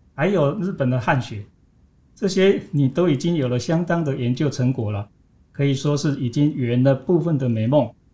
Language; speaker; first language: Chinese; native; Chinese